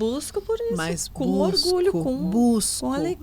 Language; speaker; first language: Portuguese; native; Portuguese